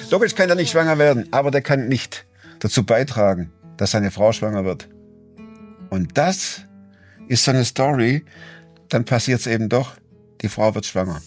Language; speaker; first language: German; native; German